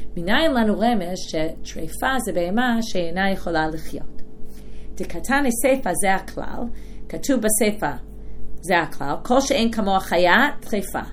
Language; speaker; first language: Hebrew; non-native, fluent; English